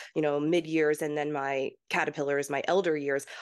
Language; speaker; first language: English; early bilingual, heritage; English